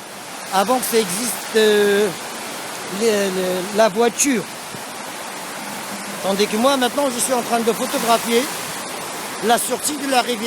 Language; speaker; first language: French; non-native, local second language; Arabic